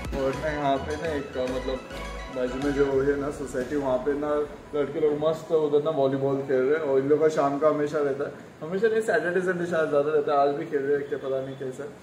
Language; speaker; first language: Hindi; non-native, local second language; Marathi